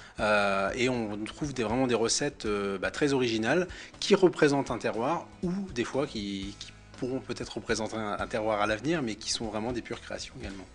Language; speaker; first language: French; native; French